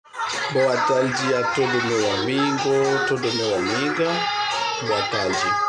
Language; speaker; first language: Portuguese; non-native, learner; Haitian Creole